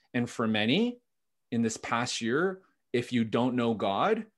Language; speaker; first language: English; native; English